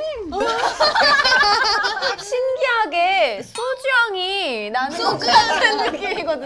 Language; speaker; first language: Korean; native; Korean